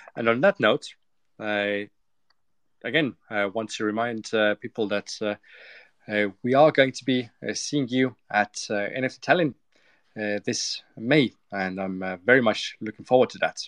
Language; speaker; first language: English; non-native, fluent; Estonian